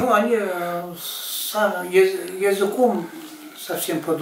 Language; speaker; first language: Russian; non-native, local second language; Yakut